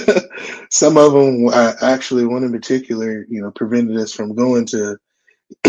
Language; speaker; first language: English; native; English